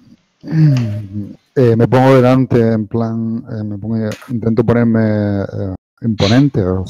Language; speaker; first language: Spanish; native; Spanish